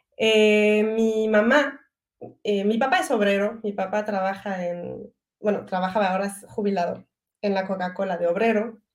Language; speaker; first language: Spanish; non-native, fluent; French